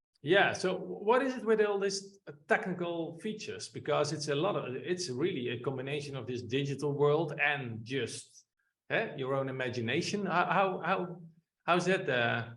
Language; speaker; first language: English; non-native, fluent; Dutch